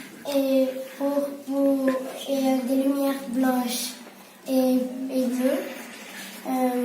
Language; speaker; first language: French; non-native, local second language; Spanish